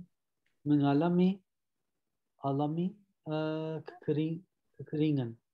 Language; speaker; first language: Indonesian; non-native, learner; Turkish